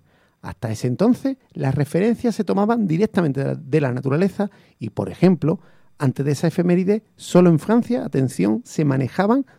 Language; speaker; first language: Spanish; native; Spanish